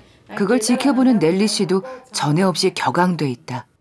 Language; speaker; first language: Korean; native; Korean